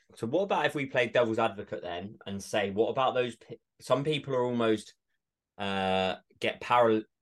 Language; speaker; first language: English; native; English